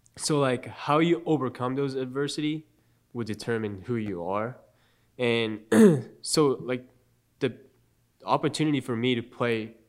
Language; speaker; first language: English; non-native, fluent; Japanese